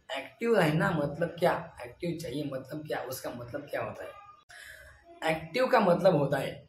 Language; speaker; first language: Hindi; non-native, local second language; Marathi